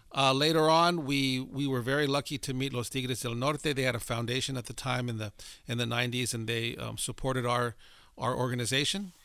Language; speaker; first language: English; native; English